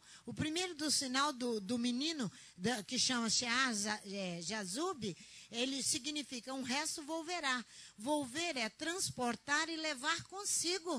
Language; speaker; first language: Portuguese; native; Portuguese